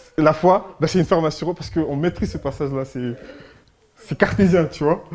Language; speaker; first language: French; early bilingual, other home language; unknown